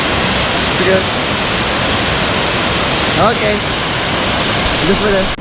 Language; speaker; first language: English; non-native, learner; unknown